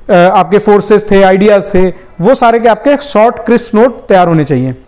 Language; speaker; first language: Hindi; native; Hindi